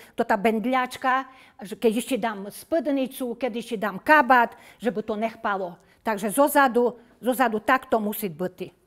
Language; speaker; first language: Slovak; non-native, local second language; Rusyn